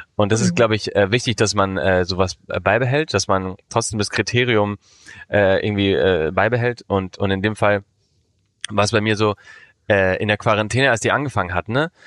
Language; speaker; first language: German; early bilingual, heritage; Spanish